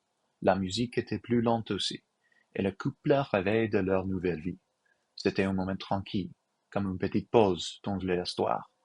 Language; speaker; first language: French; non-native, learner; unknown